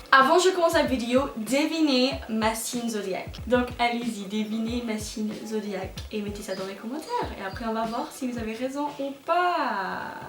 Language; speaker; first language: French; non-native, fluent; English